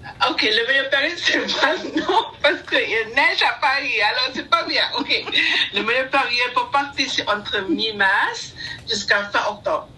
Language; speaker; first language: French; non-native, learner; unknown